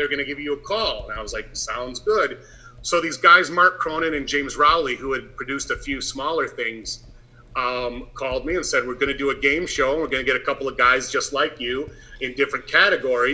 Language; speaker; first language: English; native; English